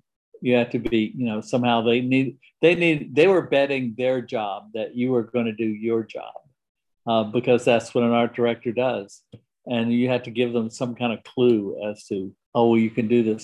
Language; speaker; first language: English; native; English